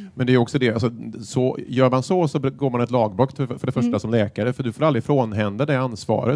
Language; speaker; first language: Swedish; native; Swedish